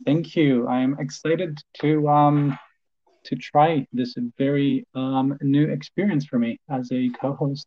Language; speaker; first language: English; non-native, fluent; Polish